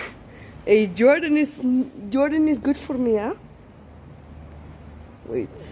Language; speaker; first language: English; non-native, fluent; Dutch